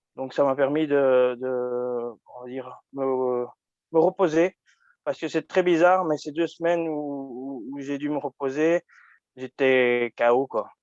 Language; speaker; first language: French; early bilingual, other home language; Japanese